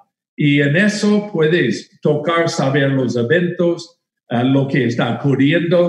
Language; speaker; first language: Spanish; non-native, fluent; English